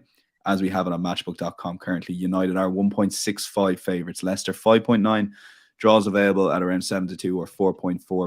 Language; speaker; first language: English; native; English